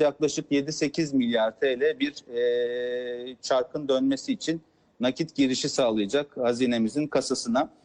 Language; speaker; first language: Turkish; native; Turkish